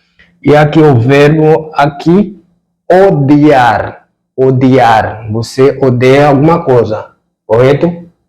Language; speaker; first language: Portuguese; non-native, fluent; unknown